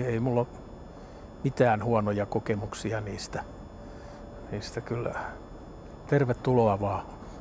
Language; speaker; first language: Finnish; native; Finnish